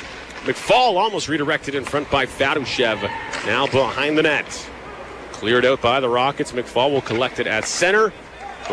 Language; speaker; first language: English; native; English